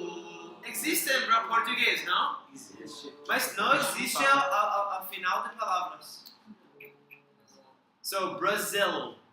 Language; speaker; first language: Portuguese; non-native, learner; English